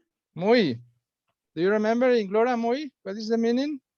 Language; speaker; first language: English; non-native, fluent; Spanish